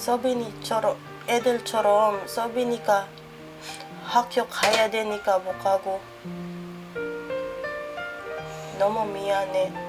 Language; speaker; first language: Korean; non-native, learner; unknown